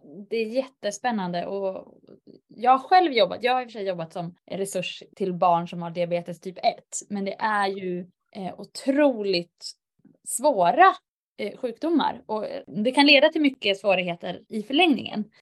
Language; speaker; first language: Swedish; native; Swedish